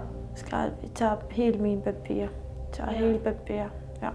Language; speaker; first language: Danish; non-native, learner; Arabic